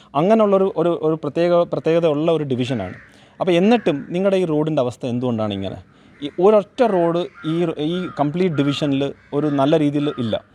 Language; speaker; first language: Malayalam; native; Malayalam